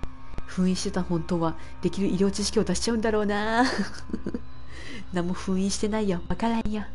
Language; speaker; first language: Japanese; native; Japanese